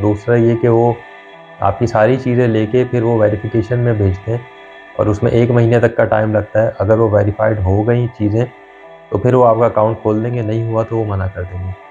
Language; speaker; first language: Urdu; non-native, local second language; Punjabi